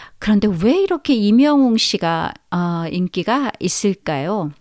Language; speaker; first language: Korean; native; Korean